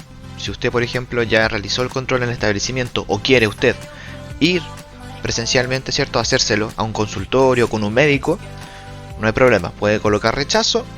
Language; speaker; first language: Spanish; native; Spanish